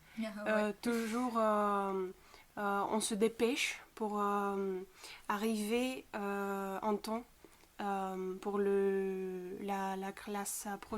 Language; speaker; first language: French; non-native, fluent; Bulgarian